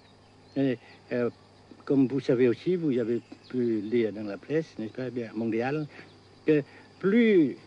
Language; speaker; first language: French; non-native, fluent; Vietnamese